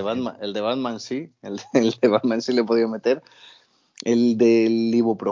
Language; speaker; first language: Spanish; native; Spanish